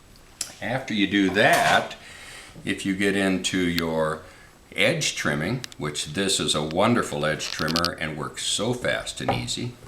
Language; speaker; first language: English; native; English